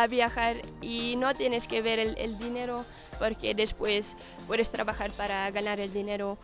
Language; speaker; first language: Spanish; non-native, learner; Dutch